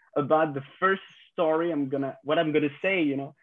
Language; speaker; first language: English; non-native, fluent; French